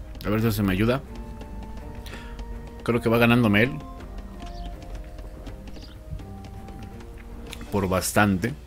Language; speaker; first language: Spanish; native; Spanish